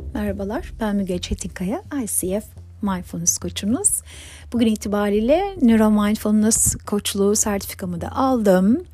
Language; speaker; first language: Turkish; native; Turkish